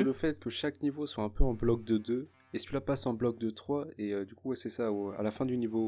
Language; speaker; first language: French; native; French